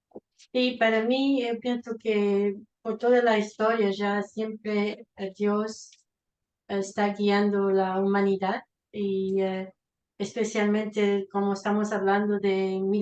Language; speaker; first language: Spanish; non-native, fluent; Portuguese